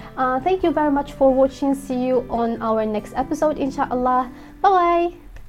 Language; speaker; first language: English; non-native, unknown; Arabic